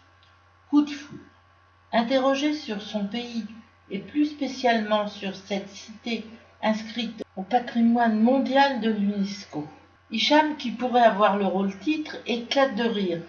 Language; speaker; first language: French; native; French